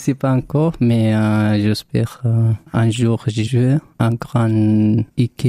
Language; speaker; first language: French; non-native, learner; Arabic